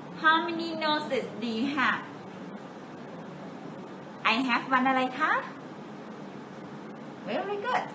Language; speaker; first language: English; non-native, fluent; Thai